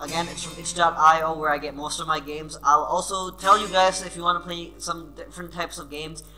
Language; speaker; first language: English; non-native, local second language; Urdu